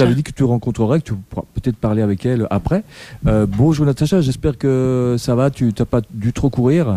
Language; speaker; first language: French; native; French